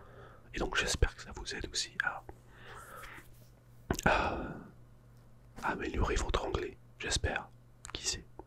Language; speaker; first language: French; non-native, fluent; English